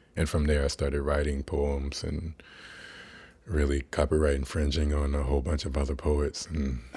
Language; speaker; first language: English; native; English